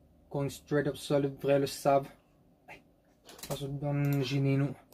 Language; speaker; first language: French; native; French